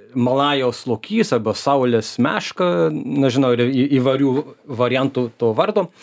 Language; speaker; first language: Lithuanian; early bilingual, heritage; Lithuanian